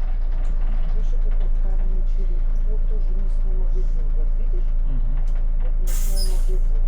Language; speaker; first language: Russian; native; Russian